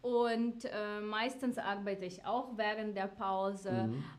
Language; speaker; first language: German; non-native, fluent; Ukrainian